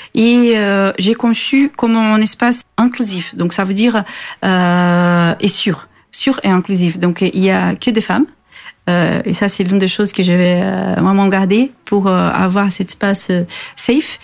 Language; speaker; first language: French; non-native, fluent; Portuguese